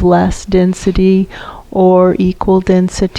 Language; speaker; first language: English; native; English